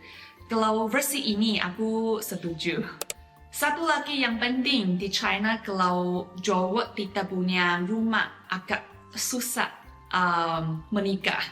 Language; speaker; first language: Indonesian; non-native, fluent; Chinese